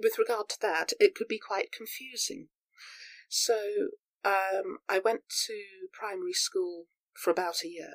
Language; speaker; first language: English; native; English